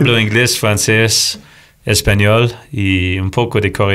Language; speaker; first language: Spanish; non-native, fluent; English